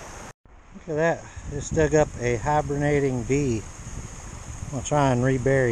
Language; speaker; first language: English; native; English